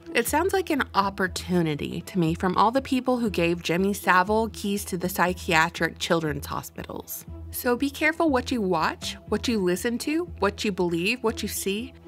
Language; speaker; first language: English; native; English